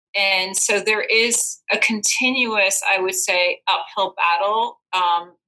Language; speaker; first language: English; non-native, fluent; Dutch